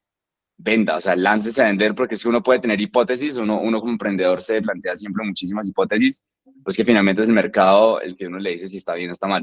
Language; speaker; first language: Spanish; native; Spanish